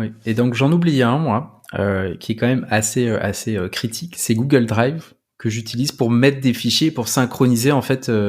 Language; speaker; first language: French; native; French